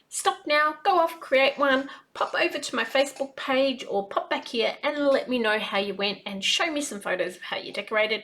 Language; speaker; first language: English; native; English